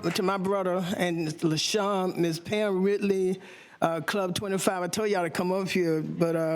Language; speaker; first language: English; native; English